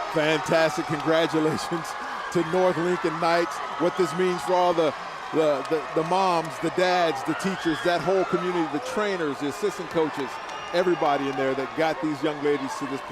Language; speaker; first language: English; native; English